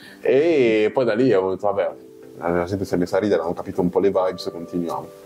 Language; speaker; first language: Italian; early bilingual, other home language; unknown